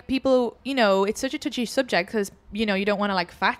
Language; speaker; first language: English; native; English